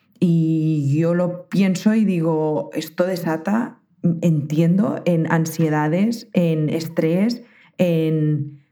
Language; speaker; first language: Spanish; native; Spanish